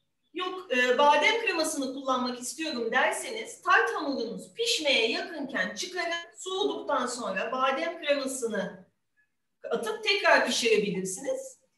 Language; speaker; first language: Turkish; native; Turkish